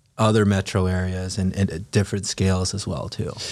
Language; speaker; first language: English; non-native, local second language; Filipino